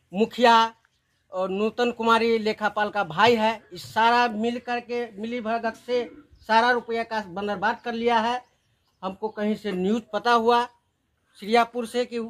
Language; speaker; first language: Hindi; native; Hindi